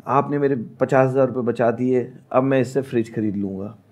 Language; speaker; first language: Hindi; native; Hindi